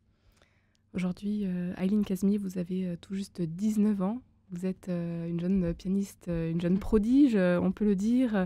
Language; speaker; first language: French; native; French